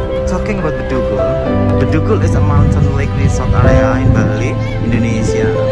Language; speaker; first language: English; non-native, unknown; Indonesian